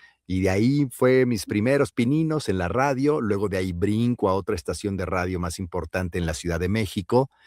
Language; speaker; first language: Spanish; native; Spanish